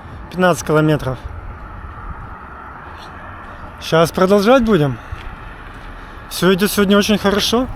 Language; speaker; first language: Russian; native; Russian